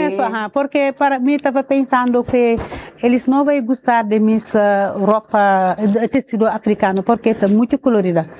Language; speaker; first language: Portuguese; non-native, learner; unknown